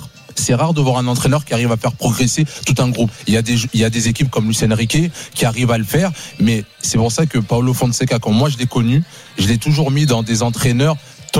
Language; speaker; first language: French; native; French